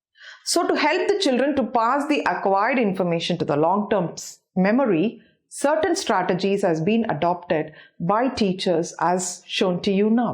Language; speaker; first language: English; non-native, local second language; Tamil